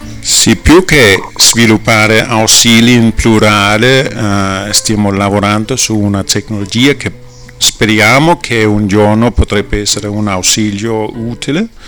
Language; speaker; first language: Italian; non-native, fluent; Danish